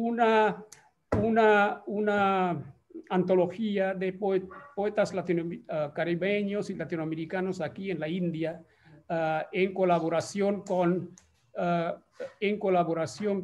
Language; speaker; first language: Spanish; non-native, fluent; Bangla